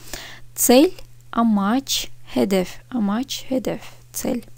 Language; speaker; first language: Turkish; non-native, fluent; Russian